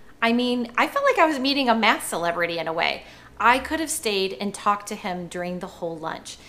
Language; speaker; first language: English; native; English